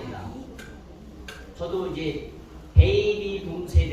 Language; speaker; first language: Korean; native; Korean